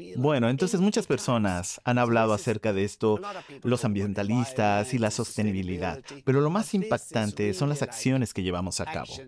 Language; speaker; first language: Spanish; non-native, fluent; Swedish